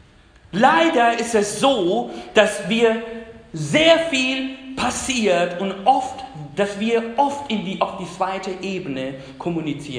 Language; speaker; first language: German; non-native, fluent; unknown